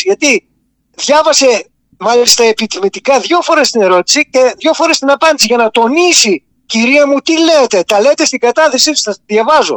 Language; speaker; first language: Greek; native; Greek